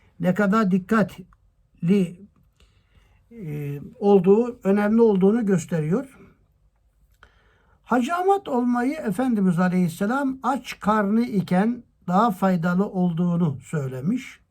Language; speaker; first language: Turkish; native; Turkish